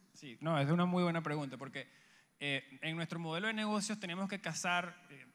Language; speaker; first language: Spanish; native; Spanish